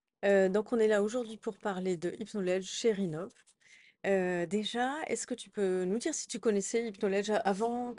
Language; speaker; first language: French; native; French